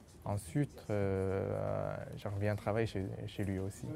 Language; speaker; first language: French; non-native, local second language; Chinese